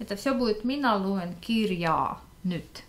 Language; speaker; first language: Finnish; non-native, fluent; Russian